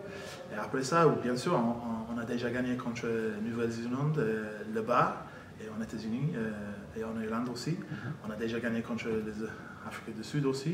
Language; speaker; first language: French; non-native, fluent; English